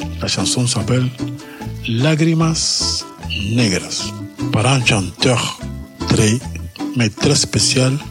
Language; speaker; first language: French; non-native, learner; Spanish